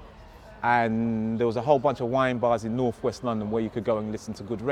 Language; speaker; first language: English; native; English